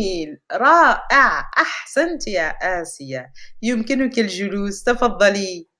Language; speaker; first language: Arabic; non-native, fluent; French